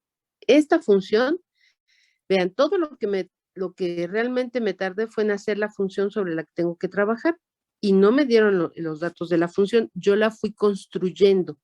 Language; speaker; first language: Spanish; native; Spanish